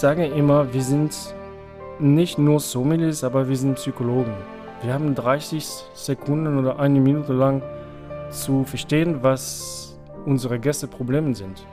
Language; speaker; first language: German; non-native, fluent; French